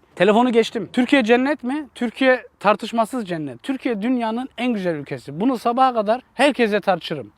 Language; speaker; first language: Turkish; early bilingual, heritage; Turkish